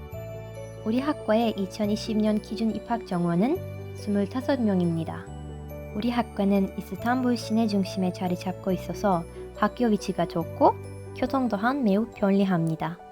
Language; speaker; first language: Korean; non-native, learner; Turkish